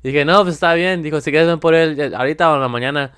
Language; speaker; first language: Spanish; early bilingual, heritage; Spanish